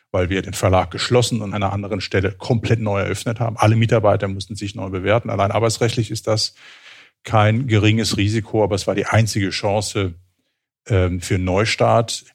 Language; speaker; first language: German; native; German